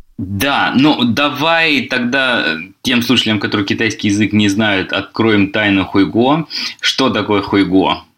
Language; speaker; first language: Russian; native; Russian